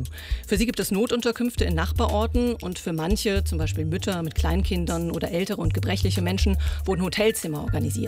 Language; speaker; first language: German; native; German